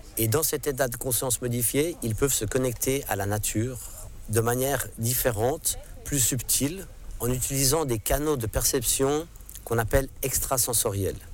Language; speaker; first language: French; non-native, local second language; English